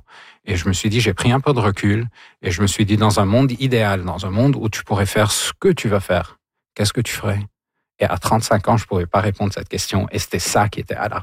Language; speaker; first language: French; non-native, local second language; Arabic